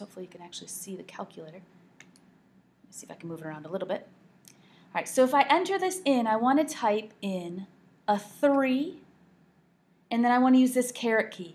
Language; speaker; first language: English; native; English